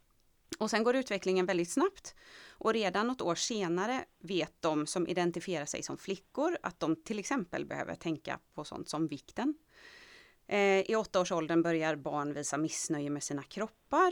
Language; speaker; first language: Swedish; native; Swedish